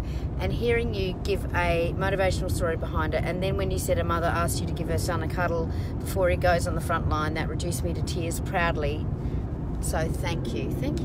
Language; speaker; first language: English; native; English